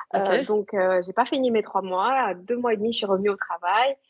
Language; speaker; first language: French; non-native, local second language; Arabic